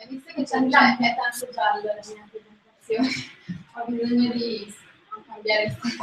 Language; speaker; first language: Italian; native; Italian